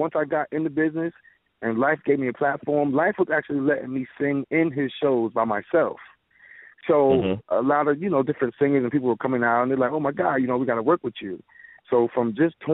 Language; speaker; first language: English; native; English